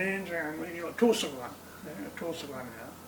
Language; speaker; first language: Korean; non-native, learner; English